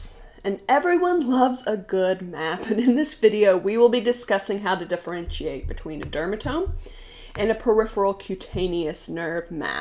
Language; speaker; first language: English; native; English